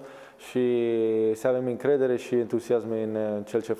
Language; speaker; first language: Romanian; non-native, learner; Italian